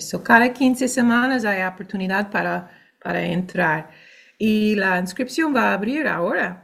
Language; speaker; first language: Spanish; non-native, fluent; English